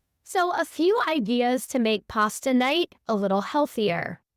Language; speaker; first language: English; native; English